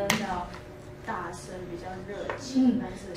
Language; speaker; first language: Chinese; non-native, learner; English